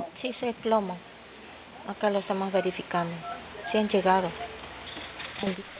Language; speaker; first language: Spanish; native; Spanish